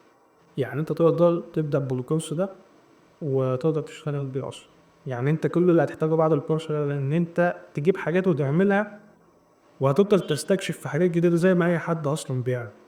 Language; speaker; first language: Arabic; native; Arabic